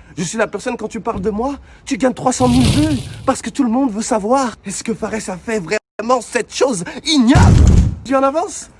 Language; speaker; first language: French; native; French